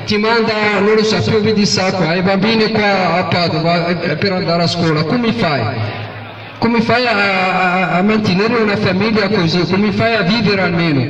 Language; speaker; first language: Italian; non-native, fluent; Arabic